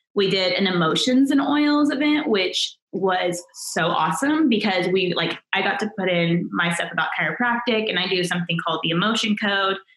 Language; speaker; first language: English; native; English